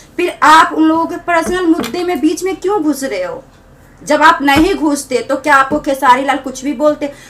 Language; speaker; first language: Hindi; native; Hindi